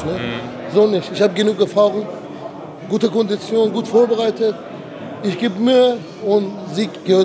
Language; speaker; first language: German; non-native, fluent; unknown